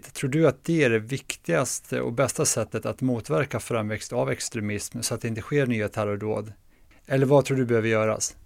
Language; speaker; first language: Swedish; native; Swedish